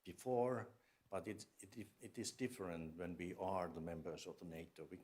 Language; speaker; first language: English; non-native, fluent; Finnish